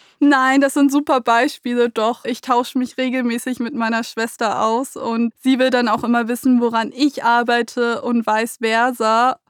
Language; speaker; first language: German; early bilingual, other home language; Persian